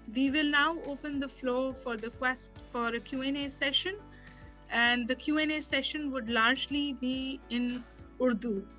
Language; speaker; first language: English; non-native, local second language; Urdu